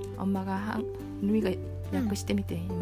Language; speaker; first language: Japanese; non-native, fluent; Korean